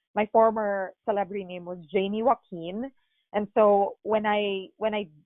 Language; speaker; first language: English; non-native, local second language; Filipino